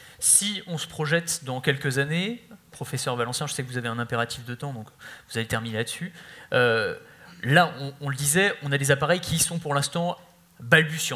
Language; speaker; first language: French; native; French